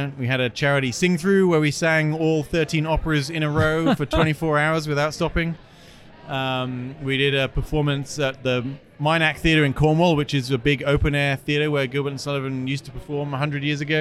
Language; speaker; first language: English; native; English